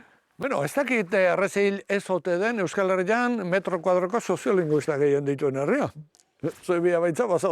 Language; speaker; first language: Basque; native; Basque